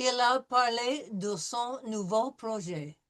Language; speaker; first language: French; non-native, fluent; English